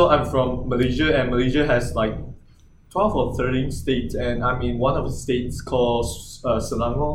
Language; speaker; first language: English; non-native, local second language; Chinese